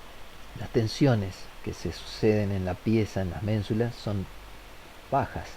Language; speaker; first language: Spanish; native; Spanish